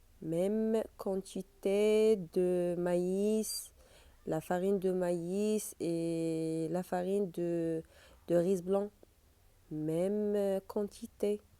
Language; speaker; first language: French; non-native, learner; Arabic